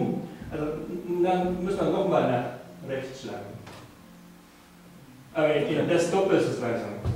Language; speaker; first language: German; non-native, fluent; Japanese